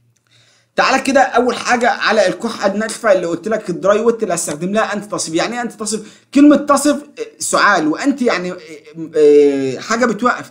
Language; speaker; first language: Arabic; native; Arabic